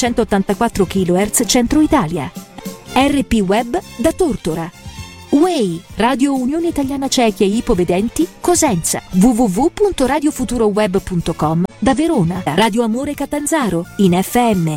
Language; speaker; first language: Italian; native; Italian